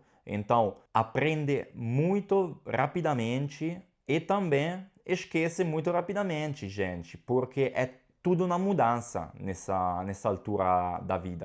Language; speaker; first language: Portuguese; non-native, fluent; Italian